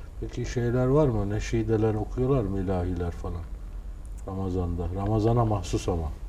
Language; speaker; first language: Turkish; native; Turkish